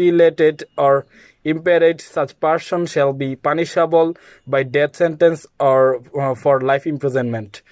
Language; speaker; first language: English; non-native, learner; Bangla